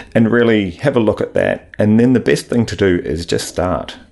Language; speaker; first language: English; native; English